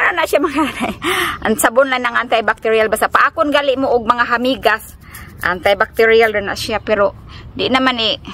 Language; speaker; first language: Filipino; non-native, local second language; Cebuano